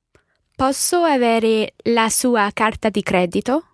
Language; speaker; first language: Italian; non-native, learner; English